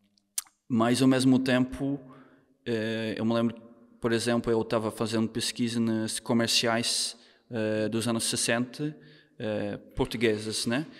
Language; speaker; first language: Portuguese; non-native, fluent; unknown